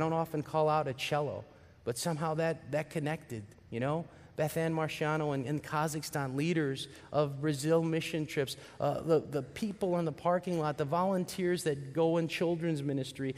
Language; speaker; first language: English; native; English